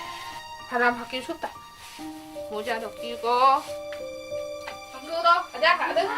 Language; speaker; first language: Korean; non-native, learner; Vietnamese